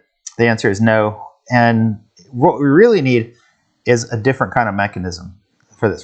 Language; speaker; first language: English; native; English